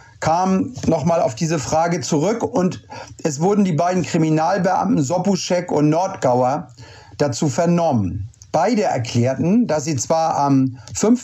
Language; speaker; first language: German; native; German